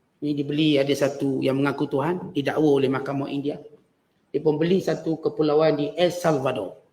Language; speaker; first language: Malay; native; Malay